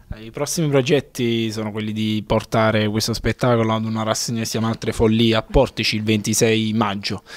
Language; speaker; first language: Italian; native; Italian